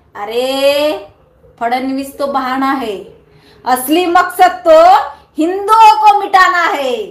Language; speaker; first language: Hindi; non-native, local second language; Marathi